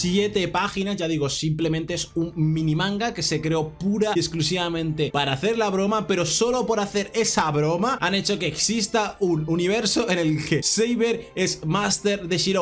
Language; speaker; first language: Spanish; native; Spanish